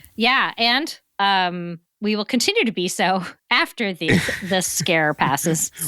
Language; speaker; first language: English; native; English